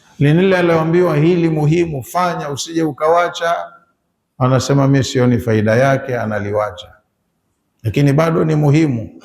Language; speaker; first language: Swahili; native; Swahili